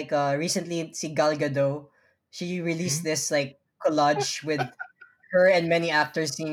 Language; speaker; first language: English; non-native, local second language; Filipino